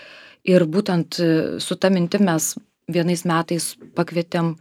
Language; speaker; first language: Lithuanian; native; Lithuanian